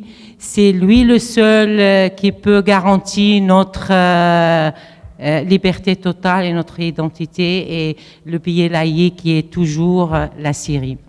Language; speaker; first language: French; non-native, fluent; Arabic